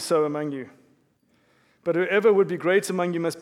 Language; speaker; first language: English; native; English